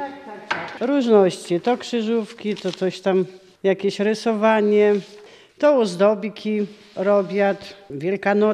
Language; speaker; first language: Polish; non-native, local second language; Ukrainian